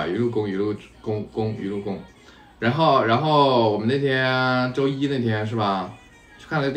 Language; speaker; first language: Chinese; native; Chinese